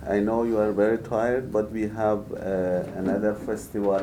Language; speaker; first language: English; non-native, fluent; Persian